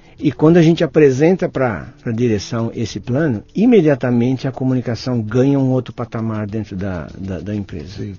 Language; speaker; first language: Portuguese; native; Portuguese